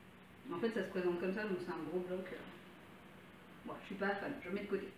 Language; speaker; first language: French; native; French